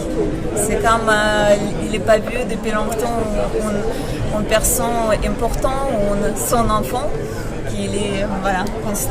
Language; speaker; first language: French; non-native, fluent; Russian